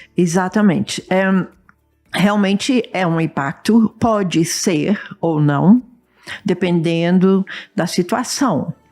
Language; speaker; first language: Portuguese; early bilingual, other home language; English